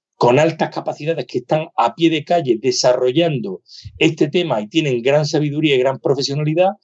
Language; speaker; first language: Spanish; native; Spanish